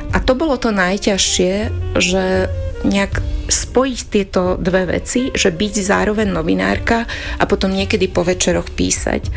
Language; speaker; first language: Slovak; non-native, local second language; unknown